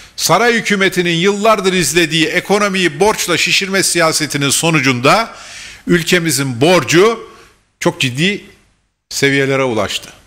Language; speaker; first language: Turkish; native; Turkish